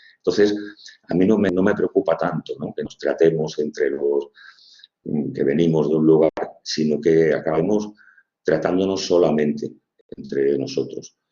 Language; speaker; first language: Spanish; native; Spanish